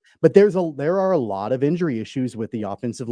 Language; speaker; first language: English; native; English